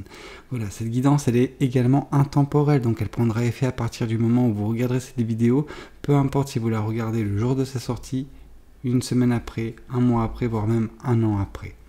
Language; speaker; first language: French; native; French